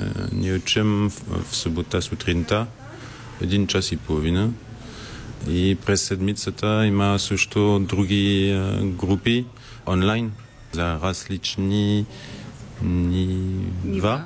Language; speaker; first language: Bulgarian; non-native, learner; French